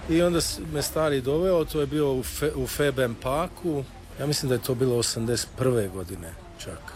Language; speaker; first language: Croatian; early bilingual, heritage; Croatian